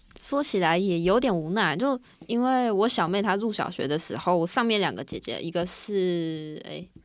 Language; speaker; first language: Chinese; native; Chinese